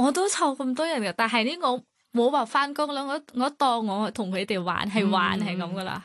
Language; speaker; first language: Cantonese; non-native, fluent; Thai